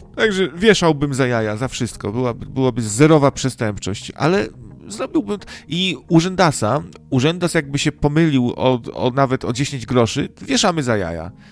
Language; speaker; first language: Polish; native; Polish